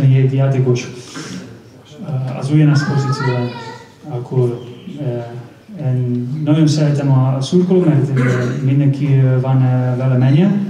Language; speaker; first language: Hungarian; non-native, learner; Spanish